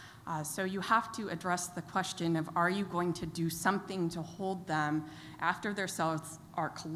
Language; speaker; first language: English; native; English